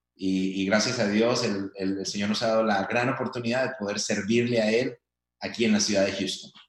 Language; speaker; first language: Spanish; native; Spanish